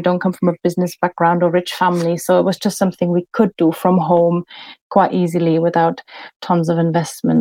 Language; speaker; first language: English; non-native, fluent; German